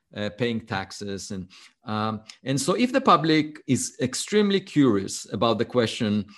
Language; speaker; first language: English; non-native, fluent; Hebrew